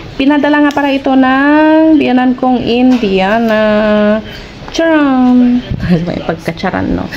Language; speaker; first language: Filipino; native; Filipino